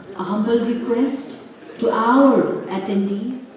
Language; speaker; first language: English; non-native, local second language; Nepali